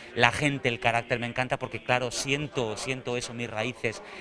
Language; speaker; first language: Spanish; native; Spanish